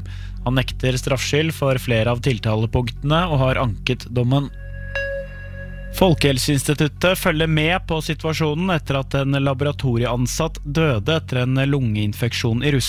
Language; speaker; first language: Norwegian; native; Norwegian